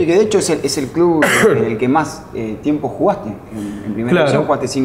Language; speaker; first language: Spanish; native; Spanish